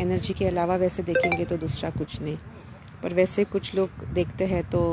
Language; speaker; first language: Hindi; non-native, local second language; Marathi